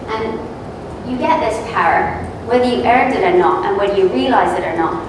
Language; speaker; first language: English; native; English